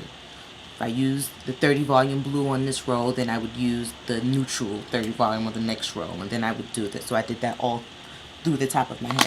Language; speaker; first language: English; native; English